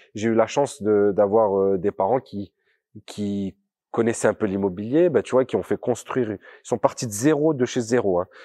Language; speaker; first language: French; native; French